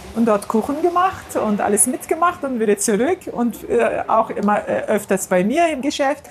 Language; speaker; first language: German; non-native, fluent; Turkish